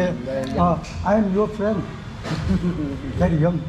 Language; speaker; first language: English; non-native, learner; Korean